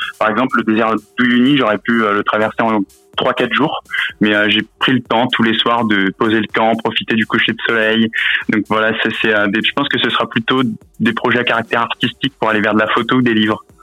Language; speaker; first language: French; native; French